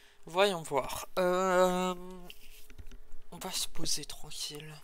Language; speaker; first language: French; native; French